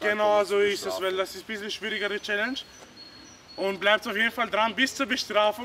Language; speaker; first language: German; native; German